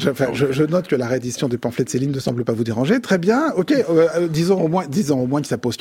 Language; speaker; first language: French; native; French